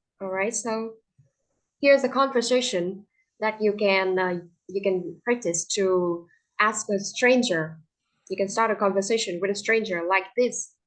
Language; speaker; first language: English; non-native, fluent; Vietnamese